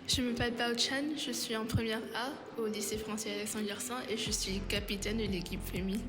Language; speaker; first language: French; non-native, learner; Vietnamese